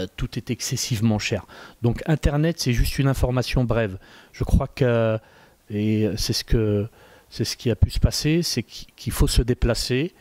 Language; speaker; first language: French; native; French